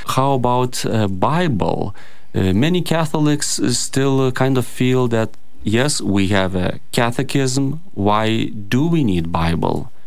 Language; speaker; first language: English; non-native, fluent; Lithuanian